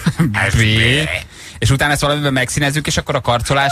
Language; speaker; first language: Hungarian; native; Hungarian